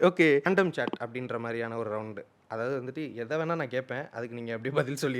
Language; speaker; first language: Tamil; native; Tamil